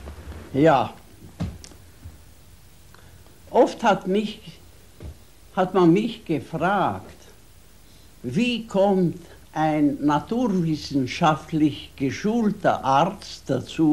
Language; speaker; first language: German; non-native, fluent; Hungarian